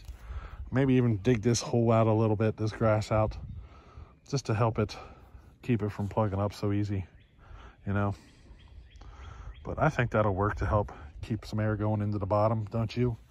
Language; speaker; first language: English; native; English